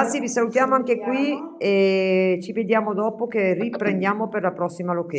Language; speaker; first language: Italian; native; Italian